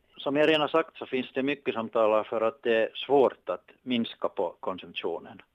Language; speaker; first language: Swedish; native; Swedish